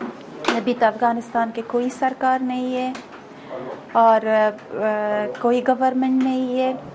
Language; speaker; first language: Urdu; non-native, fluent; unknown